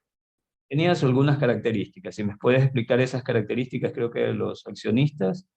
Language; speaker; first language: Spanish; native; Spanish